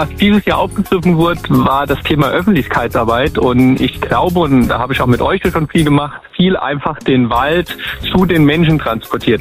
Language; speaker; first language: German; native; German